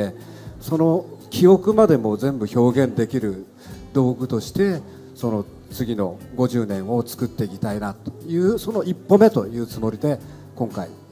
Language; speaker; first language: Japanese; native; Japanese